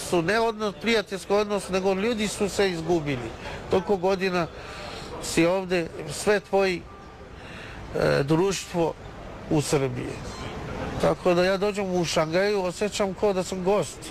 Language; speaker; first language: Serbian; non-native, learner; Chinese